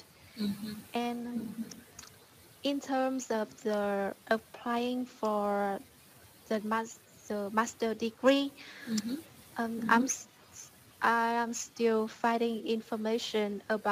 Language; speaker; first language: English; non-native, learner; Vietnamese